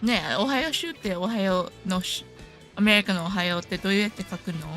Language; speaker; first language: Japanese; non-native, fluent; English